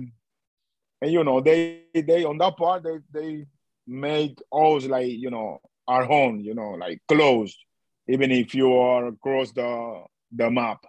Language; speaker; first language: English; non-native, learner; Spanish